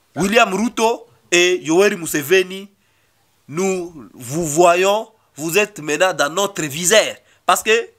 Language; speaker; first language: French; non-native, local second language; Swahili